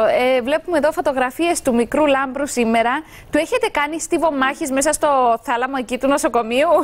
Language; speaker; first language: Greek; native; Greek